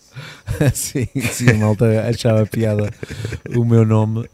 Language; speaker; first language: Portuguese; native; Portuguese